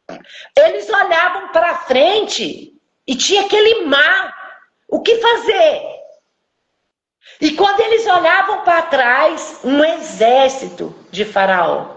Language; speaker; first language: Portuguese; native; Portuguese